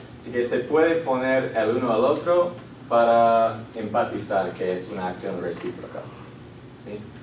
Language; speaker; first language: Spanish; non-native, fluent; English